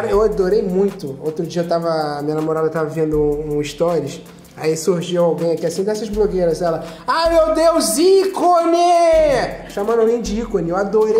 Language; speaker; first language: Portuguese; native; Portuguese